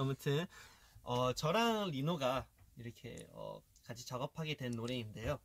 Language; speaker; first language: Korean; early bilingual, heritage; Korean